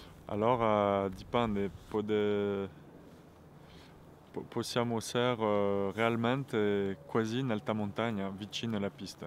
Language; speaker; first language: Italian; non-native, fluent; French